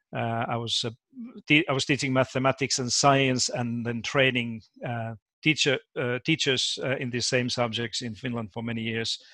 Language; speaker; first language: English; non-native, fluent; Finnish